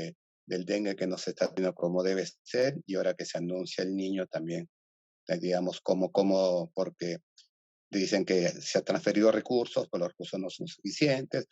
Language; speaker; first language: Spanish; native; Spanish